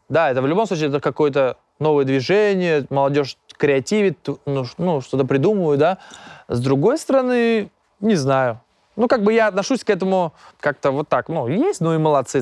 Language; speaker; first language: Russian; non-native, local second language; Tatar